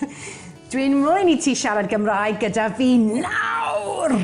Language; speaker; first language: Welsh; non-native, learner; English